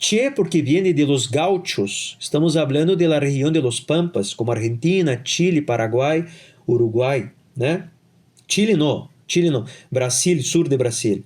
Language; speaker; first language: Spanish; non-native, fluent; Portuguese